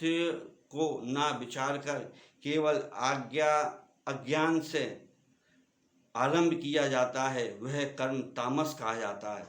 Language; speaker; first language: Hindi; native; Hindi